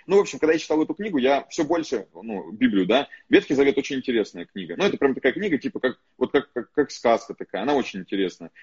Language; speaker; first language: Russian; native; Russian